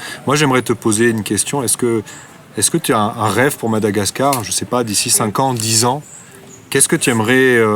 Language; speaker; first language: French; native; French